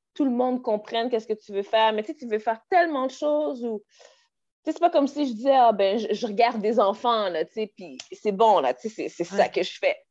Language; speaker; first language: French; native; French